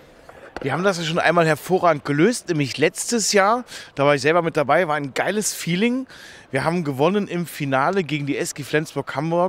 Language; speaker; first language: German; native; German